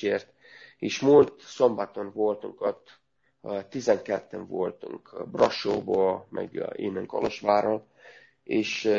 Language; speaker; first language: Hungarian; non-native, learner; Romanian